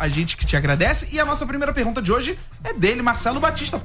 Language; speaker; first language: Portuguese; native; Portuguese